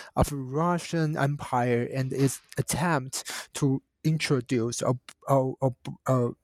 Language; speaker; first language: English; non-native, fluent; Chinese